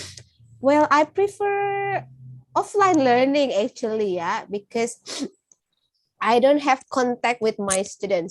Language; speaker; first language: English; non-native, fluent; Indonesian